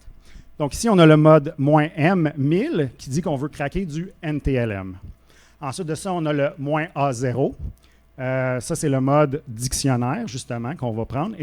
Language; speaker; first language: French; native; French